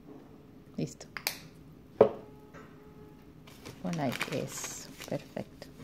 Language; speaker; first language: Spanish; native; Spanish